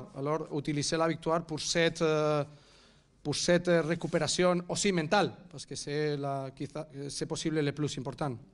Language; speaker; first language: French; non-native, fluent; Catalan